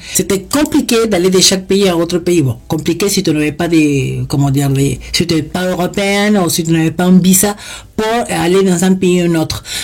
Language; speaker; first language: French; non-native, fluent; Spanish